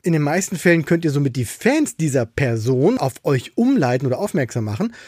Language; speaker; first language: German; native; German